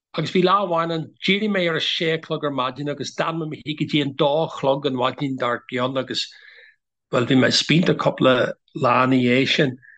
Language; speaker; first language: Irish; non-native, local second language; English